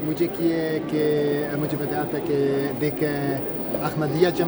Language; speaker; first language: Hindi; non-native, learner; Croatian